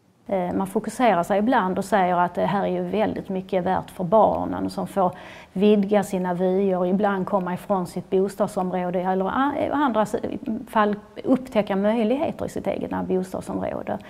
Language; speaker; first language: Swedish; native; Swedish